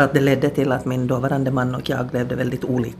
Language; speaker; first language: Swedish; native; Swedish